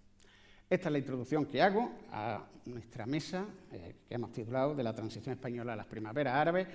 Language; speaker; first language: Spanish; native; Spanish